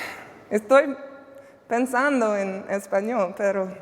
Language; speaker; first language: Spanish; non-native, learner; English